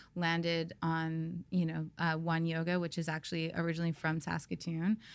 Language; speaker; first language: English; native; English